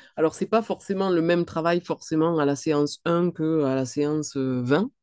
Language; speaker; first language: French; native; French